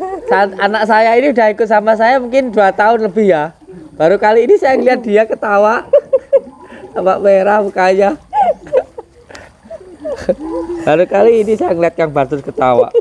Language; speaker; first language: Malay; non-native, local second language; Javanese